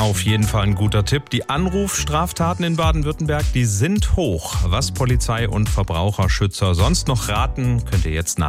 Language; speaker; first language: German; native; German